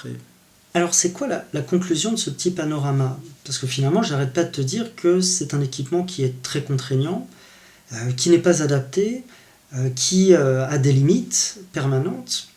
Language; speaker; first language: French; native; French